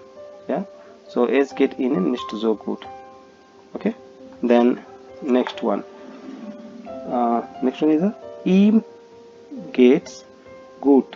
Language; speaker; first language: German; non-native, fluent; Hindi